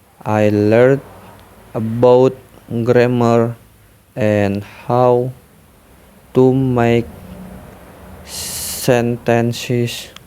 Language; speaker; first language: English; non-native, learner; Indonesian